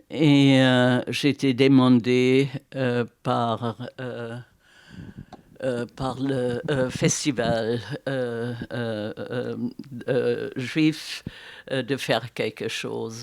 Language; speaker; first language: French; non-native, fluent; German